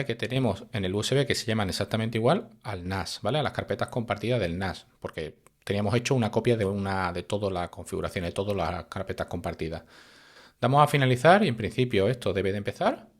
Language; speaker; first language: Spanish; native; Spanish